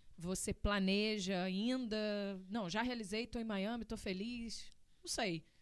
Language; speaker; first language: Portuguese; native; Portuguese